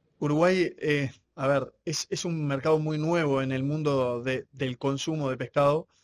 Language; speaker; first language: Spanish; native; Spanish